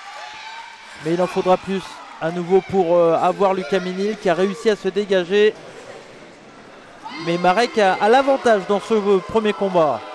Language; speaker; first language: French; native; French